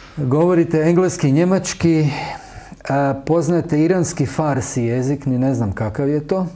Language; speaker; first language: Croatian; native; Croatian